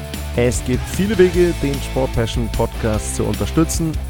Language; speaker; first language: German; native; German